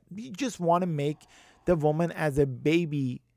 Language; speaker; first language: English; non-native, fluent; Persian